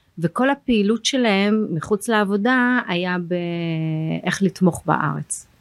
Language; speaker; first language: Hebrew; early bilingual, heritage; Hebrew